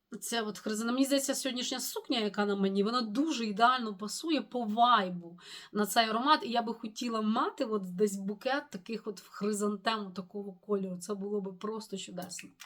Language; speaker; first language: Ukrainian; non-native, local second language; Russian